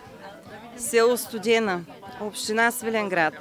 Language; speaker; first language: Bulgarian; native; Bulgarian